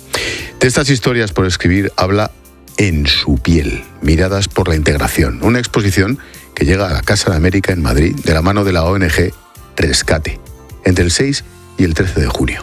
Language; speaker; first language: Spanish; native; Spanish